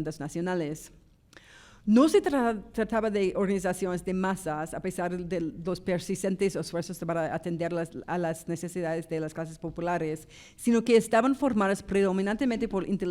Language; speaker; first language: Spanish; non-native, fluent; English